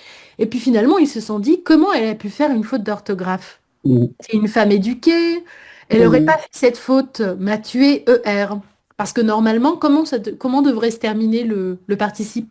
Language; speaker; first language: French; native; French